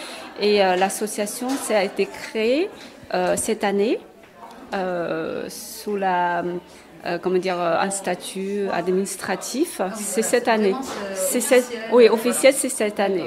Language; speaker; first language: French; non-native, learner; Chinese